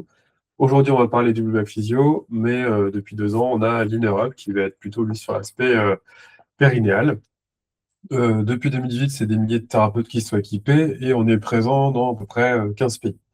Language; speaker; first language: French; native; French